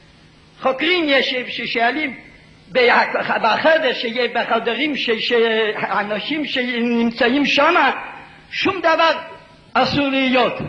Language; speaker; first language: Hebrew; non-native, fluent; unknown